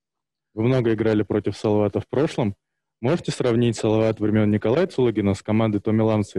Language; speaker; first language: Russian; native; Russian